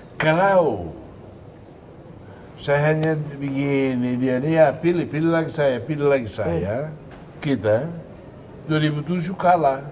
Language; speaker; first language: Indonesian; non-native, fluent; Tetum